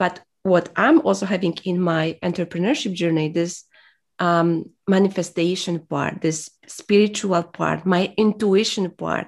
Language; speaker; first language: English; non-native, fluent; Polish